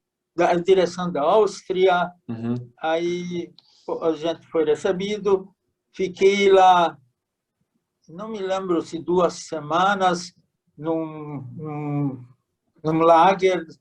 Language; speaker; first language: Portuguese; non-native, fluent; Hungarian